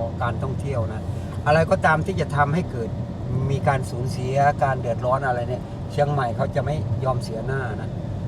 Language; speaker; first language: Thai; native; Thai